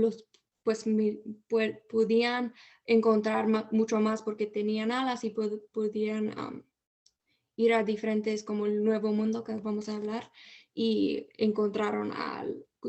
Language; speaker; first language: Spanish; early bilingual, heritage; Spanish